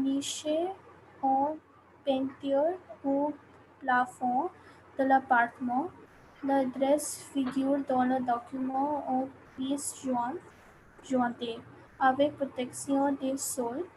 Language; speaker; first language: French; non-native, learner; Hindi